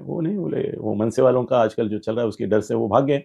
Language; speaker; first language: Hindi; non-native, local second language; Marathi